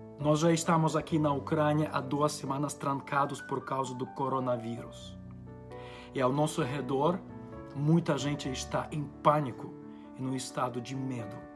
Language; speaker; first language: Portuguese; non-native, fluent; Ukrainian